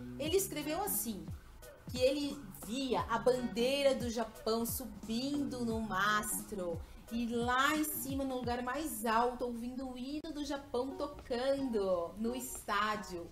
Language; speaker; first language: Portuguese; native; Portuguese